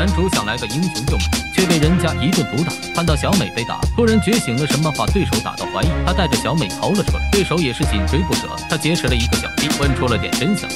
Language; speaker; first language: Chinese; native; Chinese